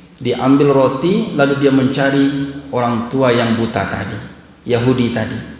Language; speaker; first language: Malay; non-native, local second language; Minangkabau